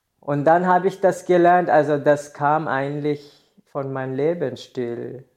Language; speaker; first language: German; non-native, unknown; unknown